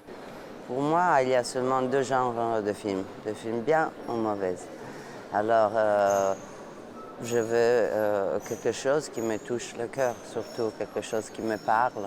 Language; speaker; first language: French; non-native, fluent; Italian